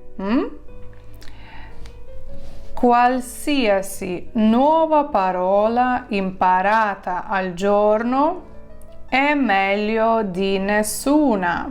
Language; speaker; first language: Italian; non-native, fluent; Ukrainian